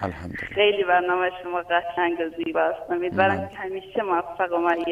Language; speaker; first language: Persian; non-native, local second language; Baluchi